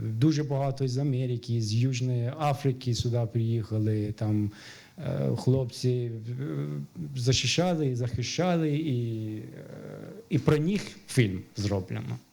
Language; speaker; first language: Ukrainian; non-native, fluent; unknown